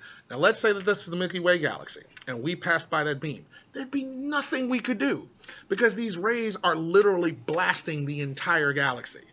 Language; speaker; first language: English; native; English